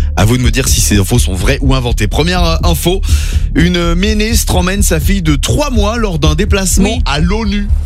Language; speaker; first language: French; native; French